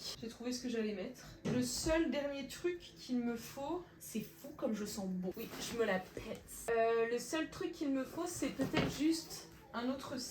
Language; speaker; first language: French; native; French